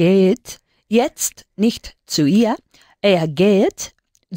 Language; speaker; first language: German; non-native, learner; Spanish